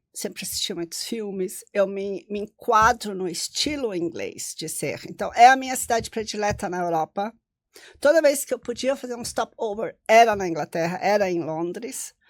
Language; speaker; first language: Portuguese; non-native, local second language; German